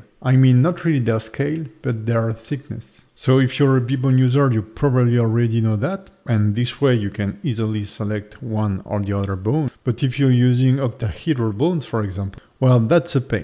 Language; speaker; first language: English; non-native, fluent; French